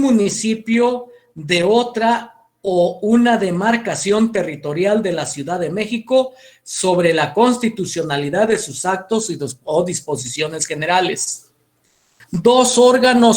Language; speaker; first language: Spanish; native; Spanish